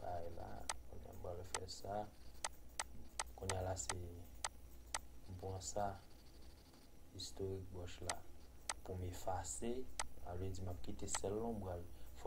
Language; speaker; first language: French; non-native, learner; Haitian Creole